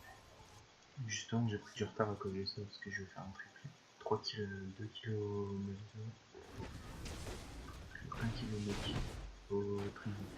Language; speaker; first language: French; native; French